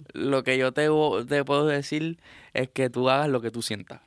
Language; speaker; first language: Spanish; native; Spanish